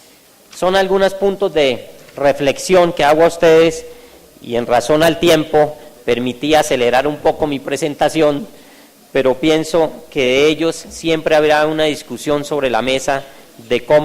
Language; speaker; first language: Spanish; native; Spanish